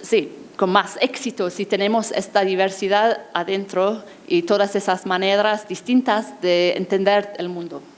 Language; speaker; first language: Spanish; non-native, fluent; English